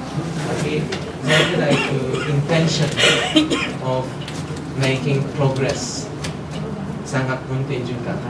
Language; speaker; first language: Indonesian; non-native, fluent; Japanese